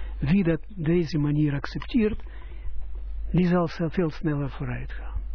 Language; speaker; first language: Dutch; non-native, fluent; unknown